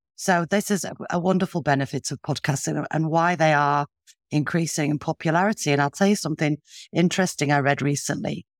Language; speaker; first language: English; native; English